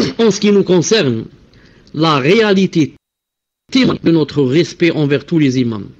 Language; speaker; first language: French; non-native, local second language; Arabic